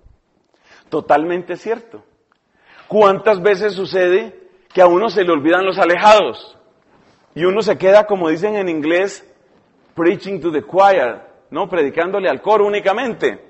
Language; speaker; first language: Spanish; native; Spanish